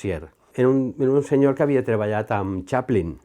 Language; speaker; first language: Catalan; native; Catalan